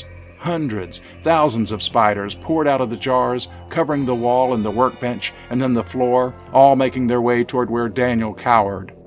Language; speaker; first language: English; native; English